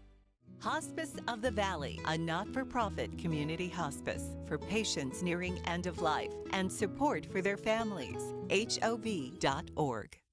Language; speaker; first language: English; native; English